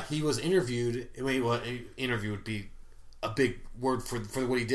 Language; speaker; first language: English; native; English